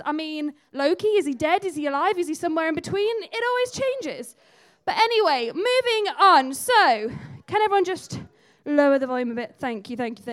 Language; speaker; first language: English; native; English